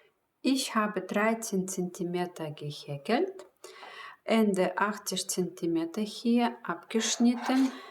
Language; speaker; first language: German; non-native, fluent; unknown